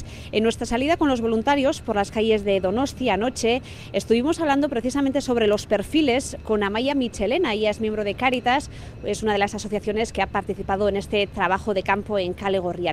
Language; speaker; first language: Spanish; native; Spanish